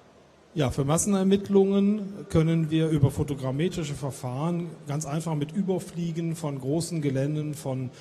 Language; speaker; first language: German; native; German